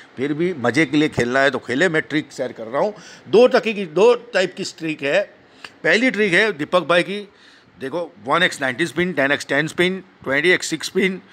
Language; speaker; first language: Hindi; native; Hindi